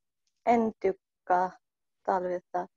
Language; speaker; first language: Finnish; non-native, learner; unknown